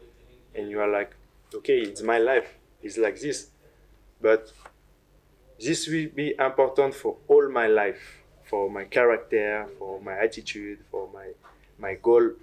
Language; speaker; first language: English; non-native, learner; French